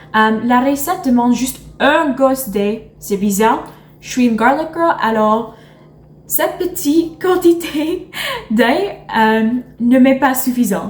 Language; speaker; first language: French; non-native, learner; English